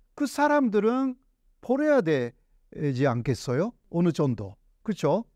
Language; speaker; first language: Korean; non-native, fluent; Japanese